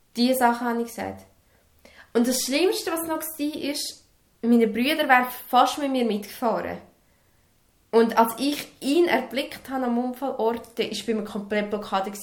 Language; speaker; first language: German; early bilingual, other home language; Serbian